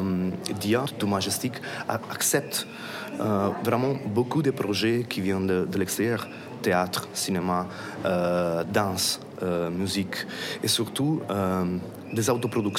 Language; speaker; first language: French; non-native, fluent; Italian